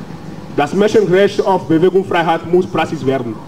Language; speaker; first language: German; non-native, fluent; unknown